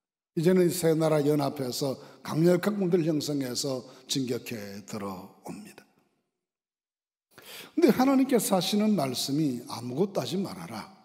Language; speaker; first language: Korean; native; Korean